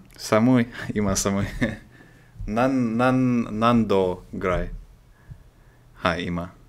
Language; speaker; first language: Japanese; non-native, learner; Russian